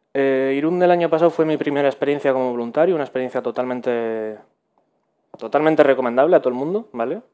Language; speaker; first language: Spanish; native; Spanish